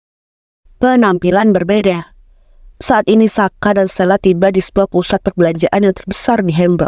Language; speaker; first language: Indonesian; native; Indonesian